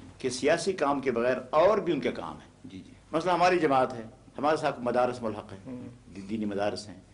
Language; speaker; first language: Urdu; non-native, local second language; Pashto